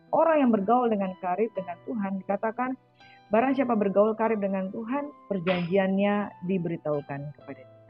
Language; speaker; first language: Indonesian; native; Indonesian